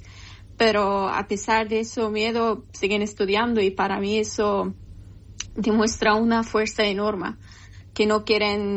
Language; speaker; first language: Spanish; non-native, learner; Persian